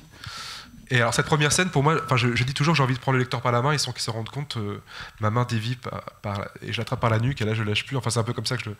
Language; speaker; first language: French; native; French